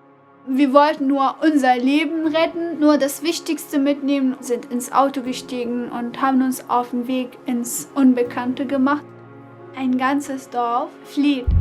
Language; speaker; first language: German; non-native, fluent; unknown